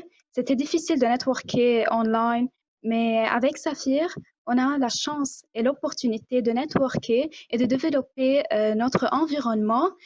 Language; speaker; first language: French; non-native, local second language; Arabic